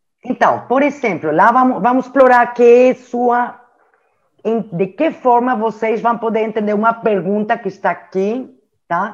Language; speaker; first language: Portuguese; non-native, learner; French